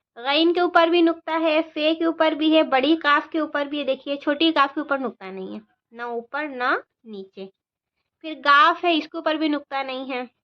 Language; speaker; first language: Hindi; native; Hindi